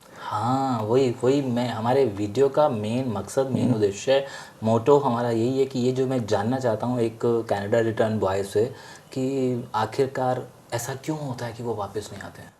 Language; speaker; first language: Hindi; native; Hindi